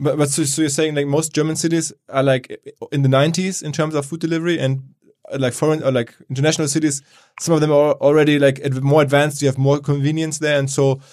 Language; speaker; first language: English; non-native, fluent; German